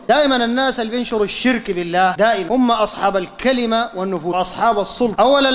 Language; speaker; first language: Arabic; native; Arabic